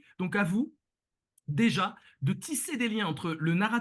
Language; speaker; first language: French; native; French